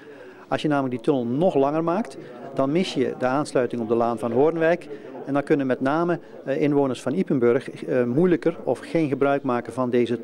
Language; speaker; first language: Dutch; native; Dutch